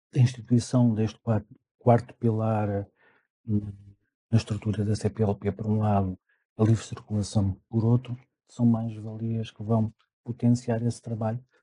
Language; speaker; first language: Portuguese; native; Portuguese